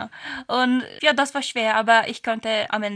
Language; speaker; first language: German; non-native, learner; Turkish